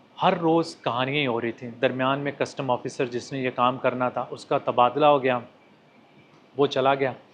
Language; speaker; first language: Urdu; non-native, local second language; Punjabi